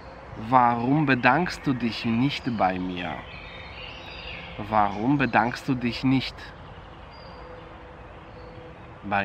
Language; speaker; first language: German; non-native, fluent; Polish